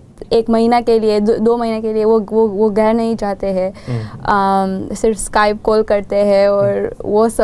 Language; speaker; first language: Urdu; non-native, learner; Gujarati